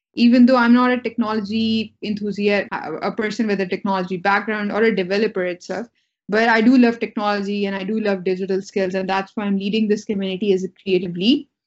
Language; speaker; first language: English; non-native, local second language; Urdu